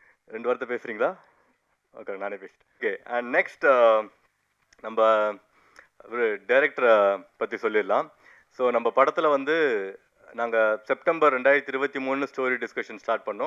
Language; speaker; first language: Tamil; native; Tamil